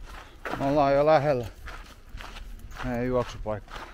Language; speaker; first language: Finnish; native; Finnish